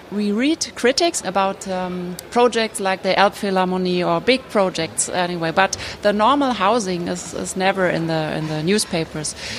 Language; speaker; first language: English; non-native, fluent; German